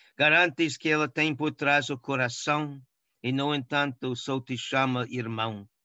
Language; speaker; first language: Portuguese; non-native, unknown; English